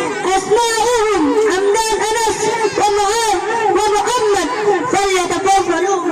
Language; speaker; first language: Arabic; non-native, learner; Urdu